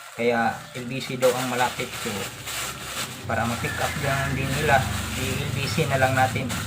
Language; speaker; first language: Filipino; non-native, local second language; Cebuano